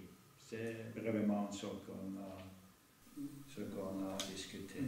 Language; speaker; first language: French; non-native, fluent; Norwegian